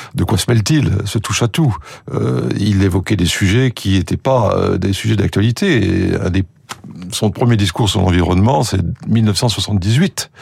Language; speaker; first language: French; native; French